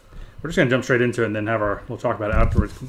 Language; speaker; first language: English; native; English